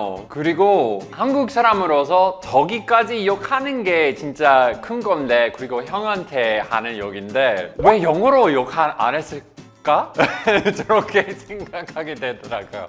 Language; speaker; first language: Korean; non-native, fluent; English